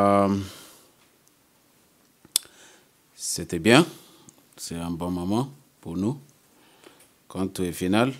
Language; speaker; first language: French; non-native, learner; English